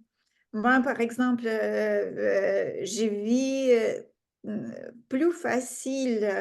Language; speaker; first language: French; non-native, fluent; Russian